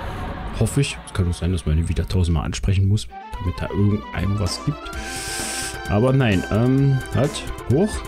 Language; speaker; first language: German; native; German